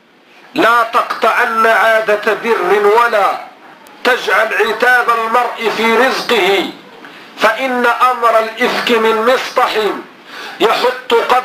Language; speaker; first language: Arabic; native; Arabic